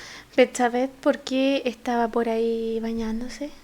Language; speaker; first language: Spanish; native; Spanish